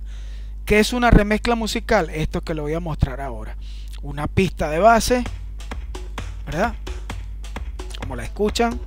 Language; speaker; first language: Spanish; native; Spanish